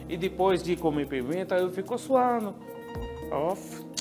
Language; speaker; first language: Portuguese; non-native, learner; Punjabi